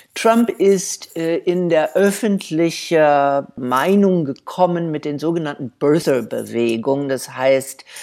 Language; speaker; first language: German; non-native, fluent; English